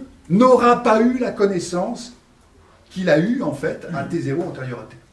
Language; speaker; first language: French; native; French